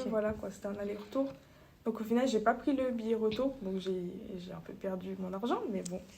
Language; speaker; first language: French; native; French